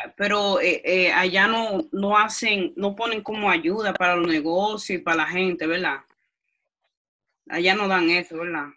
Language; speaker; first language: Spanish; early bilingual, heritage; Spanish